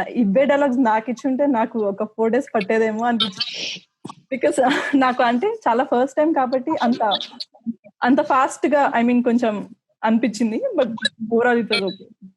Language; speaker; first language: Telugu; early bilingual, heritage; Telugu